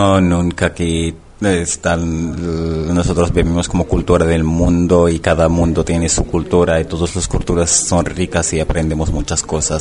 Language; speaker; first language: Spanish; non-native, learner; Arabic